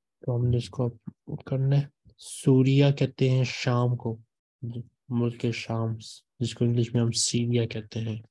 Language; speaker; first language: Urdu; native; Urdu